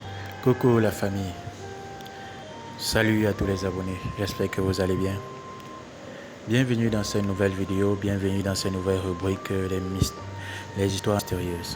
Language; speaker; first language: French; native; French